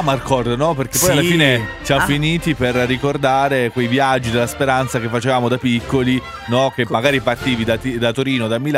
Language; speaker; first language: Italian; native; Italian